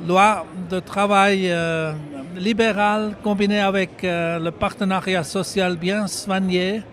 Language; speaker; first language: French; non-native, local second language; German